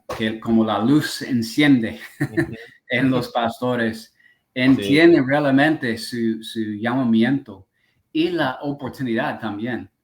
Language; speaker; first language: Spanish; non-native, fluent; English